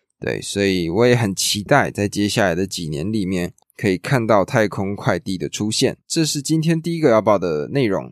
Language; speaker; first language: Chinese; native; Chinese